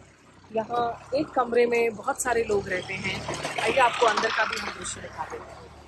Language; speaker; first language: Hindi; native; Hindi